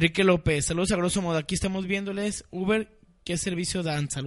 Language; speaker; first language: Spanish; native; Spanish